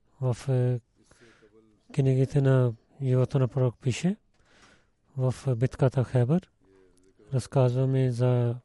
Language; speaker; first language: Bulgarian; non-native, learner; Urdu